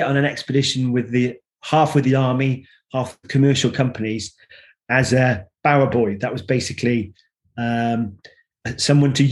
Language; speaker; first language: English; native; English